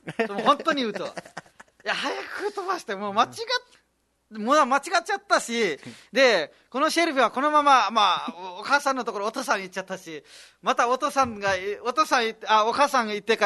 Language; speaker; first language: Japanese; non-native, fluent; Nepali